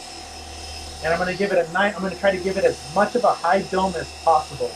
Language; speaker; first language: English; native; English